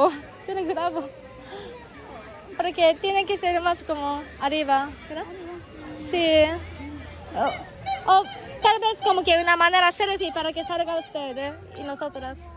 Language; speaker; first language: Spanish; non-native, learner; Japanese